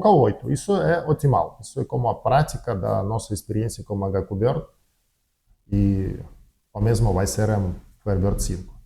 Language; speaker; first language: Portuguese; non-native, learner; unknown